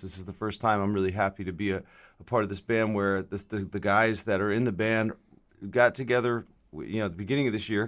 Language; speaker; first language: English; native; English